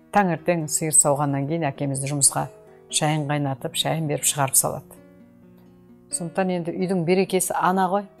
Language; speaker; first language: Kazakh; native; Kazakh